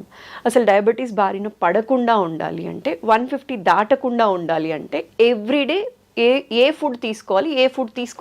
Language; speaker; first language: Telugu; native; Telugu